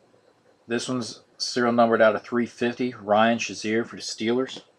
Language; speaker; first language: English; native; English